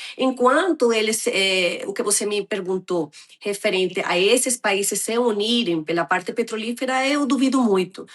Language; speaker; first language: Portuguese; non-native, fluent; Spanish